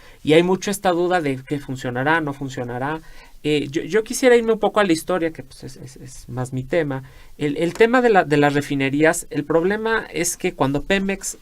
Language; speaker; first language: Spanish; native; Spanish